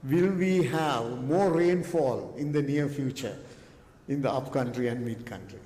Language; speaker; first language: English; non-native, local second language; Sinhala